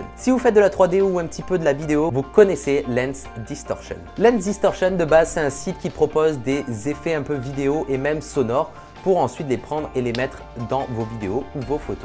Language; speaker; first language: French; native; French